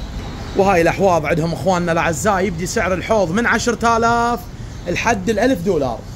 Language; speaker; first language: Arabic; native; Arabic